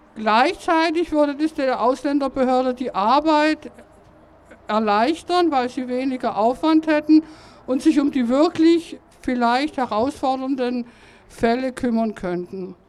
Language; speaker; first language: German; native; German